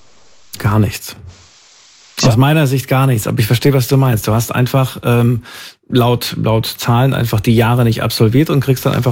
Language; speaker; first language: German; native; German